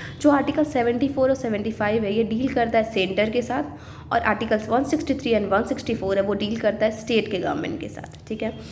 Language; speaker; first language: Hindi; native; Hindi